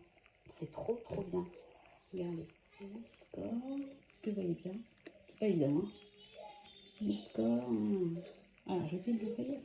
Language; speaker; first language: French; native; French